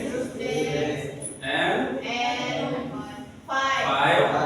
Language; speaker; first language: English; non-native, learner; Indonesian